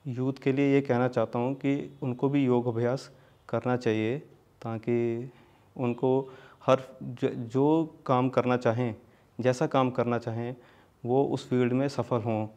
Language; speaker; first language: Hindi; native; Hindi